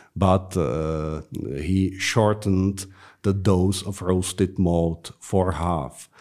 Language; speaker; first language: English; non-native, fluent; Czech